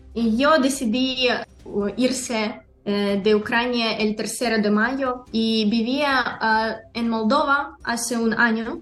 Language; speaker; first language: Spanish; non-native, learner; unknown